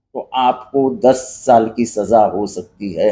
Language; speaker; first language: Hindi; non-native, local second language; Marathi